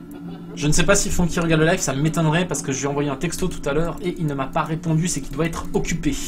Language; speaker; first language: French; native; French